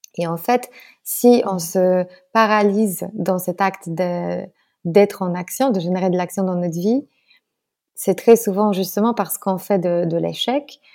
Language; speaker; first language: French; non-native, fluent; Polish